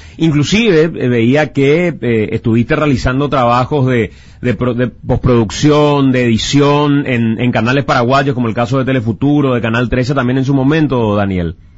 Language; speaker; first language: Spanish; native; Spanish